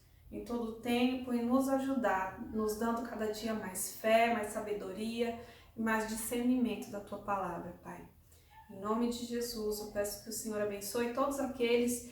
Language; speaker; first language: Portuguese; native; Portuguese